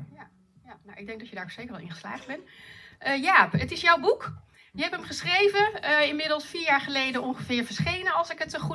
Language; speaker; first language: Dutch; native; Dutch